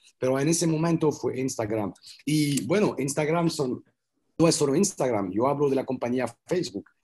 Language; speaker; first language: Spanish; non-native, learner; French